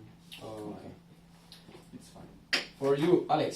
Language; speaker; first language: English; non-native, learner; Spanish